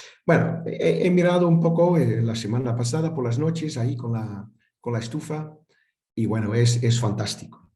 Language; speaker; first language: Spanish; non-native, fluent; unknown